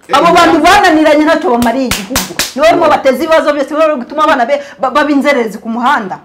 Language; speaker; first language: Kinyarwanda; early bilingual, heritage; Kinyarwanda